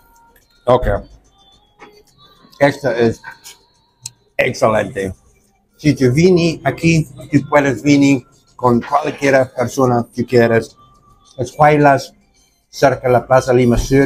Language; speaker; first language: Spanish; non-native, learner; English